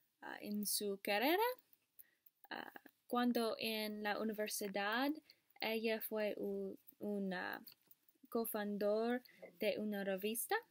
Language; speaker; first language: Spanish; non-native, learner; English